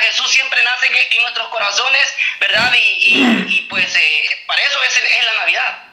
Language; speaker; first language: Spanish; native; Spanish